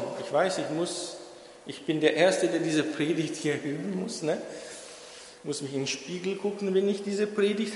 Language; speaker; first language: German; non-native, fluent; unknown